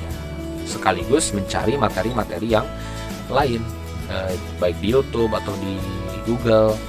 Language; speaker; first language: Indonesian; native; Indonesian